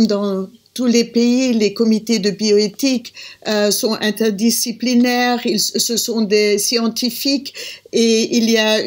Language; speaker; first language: French; non-native, fluent; German